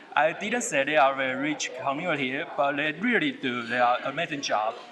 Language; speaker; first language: English; non-native, fluent; Chinese